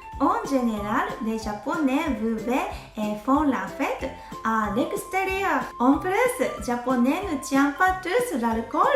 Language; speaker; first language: French; non-native, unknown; Japanese